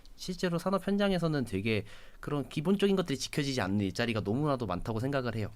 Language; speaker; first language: Korean; native; Korean